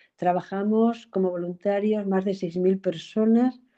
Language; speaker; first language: Spanish; native; Spanish